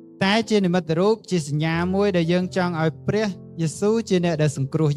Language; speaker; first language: Khmer; native; Khmer